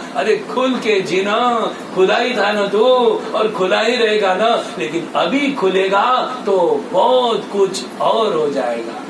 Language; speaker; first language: Hindi; non-native, local second language; Marathi